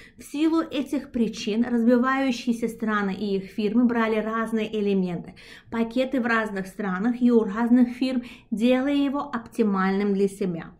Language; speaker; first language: Russian; non-native, local second language; Uzbek